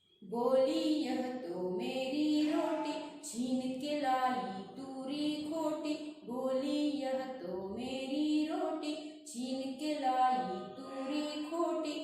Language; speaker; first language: Hindi; non-native, local second language; Kannada